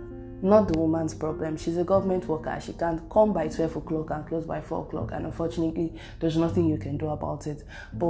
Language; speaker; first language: English; non-native, local second language; Igbo